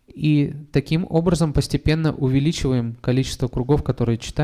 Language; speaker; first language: Russian; native; Russian